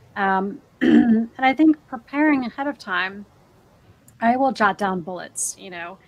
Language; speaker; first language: English; native; English